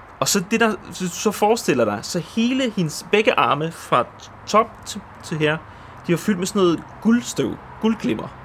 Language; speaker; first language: Danish; early bilingual, other home language; Polish